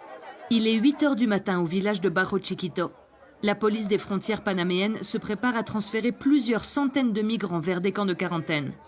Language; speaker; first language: French; native; French